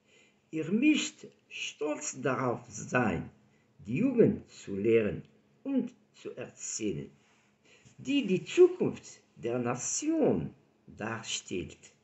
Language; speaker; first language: German; non-native, fluent; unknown